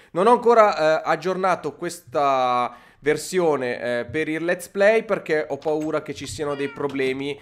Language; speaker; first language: Italian; native; Italian